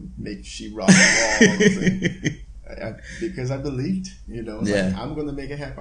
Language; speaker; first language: English; non-native, fluent; Portuguese